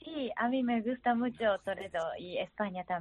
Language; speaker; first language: Spanish; non-native, learner; Japanese